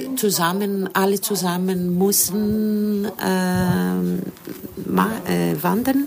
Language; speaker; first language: German; non-native, learner; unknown